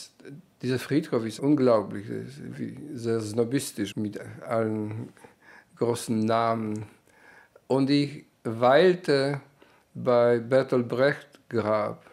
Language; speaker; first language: German; non-native, fluent; Polish